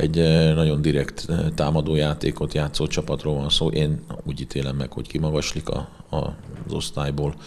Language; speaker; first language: Hungarian; native; Hungarian